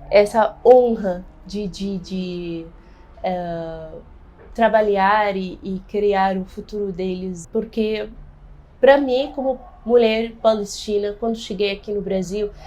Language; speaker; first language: Portuguese; non-native, fluent; Arabic